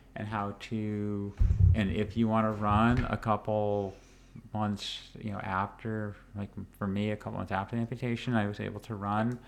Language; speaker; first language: English; native; English